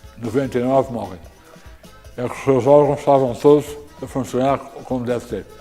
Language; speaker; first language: Portuguese; native; Portuguese